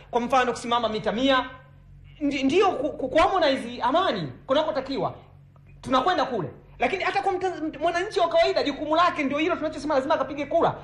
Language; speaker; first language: Swahili; native; Swahili